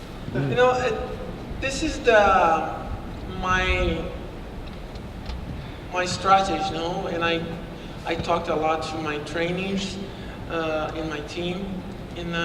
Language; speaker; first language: English; non-native, learner; Portuguese